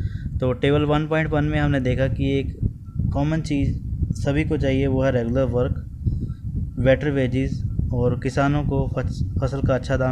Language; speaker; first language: Hindi; native; Hindi